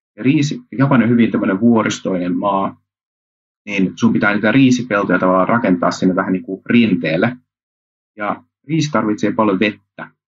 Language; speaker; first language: Finnish; early bilingual, heritage; Finnish